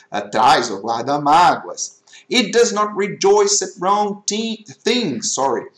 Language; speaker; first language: English; non-native, fluent; Portuguese